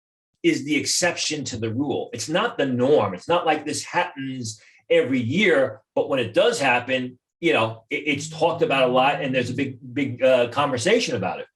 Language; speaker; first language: English; native; English